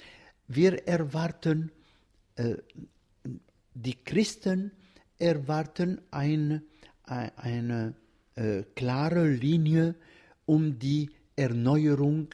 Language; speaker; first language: German; non-native, fluent; Arabic